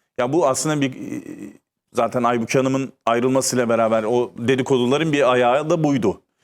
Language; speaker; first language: Turkish; native; Turkish